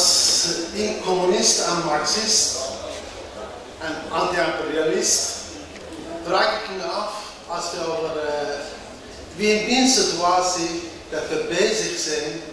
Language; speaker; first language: Dutch; non-native, local second language; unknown